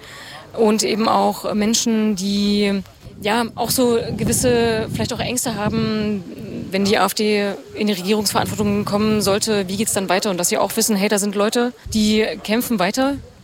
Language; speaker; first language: German; native; German